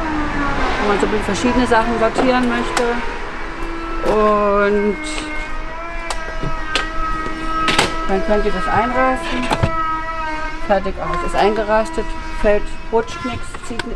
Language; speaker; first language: German; native; German